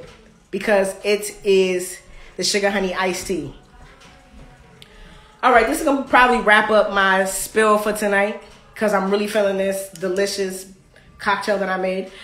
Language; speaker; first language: English; native; English